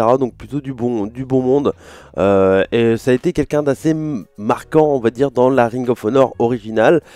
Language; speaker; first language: French; native; French